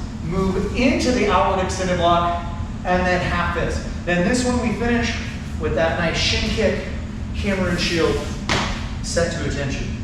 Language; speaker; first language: English; native; English